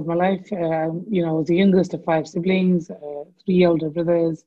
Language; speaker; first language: English; native; English